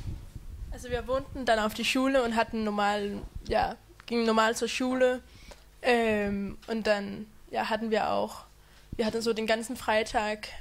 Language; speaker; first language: German; non-native, fluent; Danish